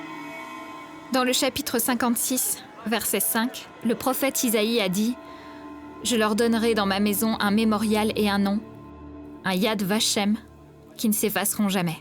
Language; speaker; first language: French; native; French